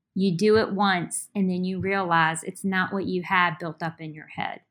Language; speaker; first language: English; native; English